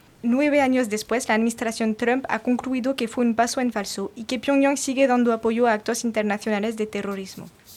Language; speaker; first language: Spanish; non-native, fluent; French